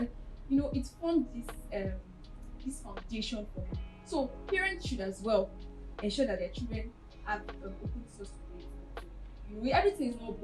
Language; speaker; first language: English; non-native, local second language; Yoruba